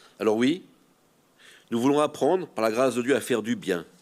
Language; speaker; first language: French; native; French